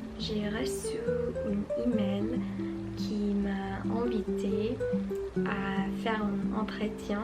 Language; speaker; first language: French; non-native, fluent; English